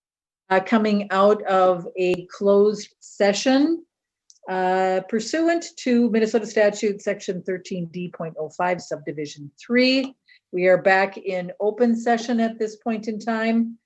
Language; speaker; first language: English; native; English